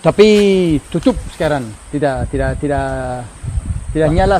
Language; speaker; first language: Indonesian; non-native, learner; English